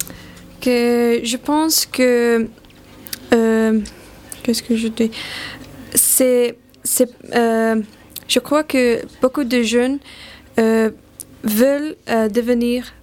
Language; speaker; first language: French; non-native, learner; Finnish